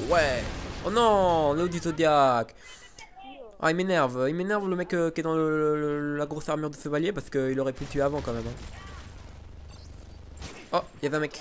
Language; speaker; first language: French; native; French